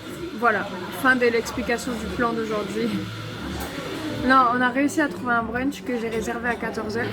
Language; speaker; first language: French; native; French